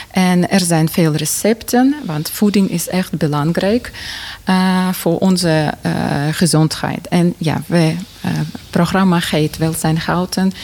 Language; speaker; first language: Dutch; non-native, fluent; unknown